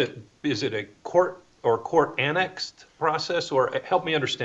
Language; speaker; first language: English; native; English